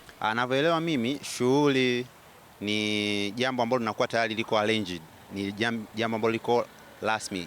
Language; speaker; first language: Swahili; native; Swahili